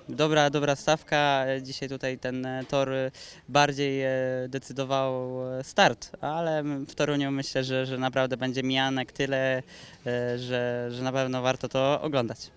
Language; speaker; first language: Polish; native; Polish